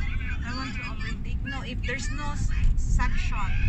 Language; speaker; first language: English; non-native, local second language; Filipino